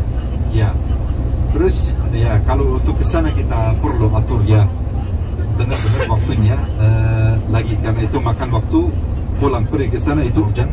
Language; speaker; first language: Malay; non-native, fluent; Turkish